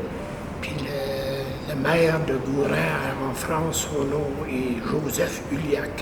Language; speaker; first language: French; native; French